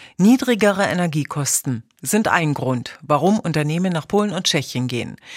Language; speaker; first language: German; native; German